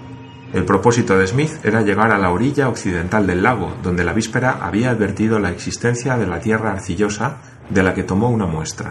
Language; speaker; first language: Spanish; native; Spanish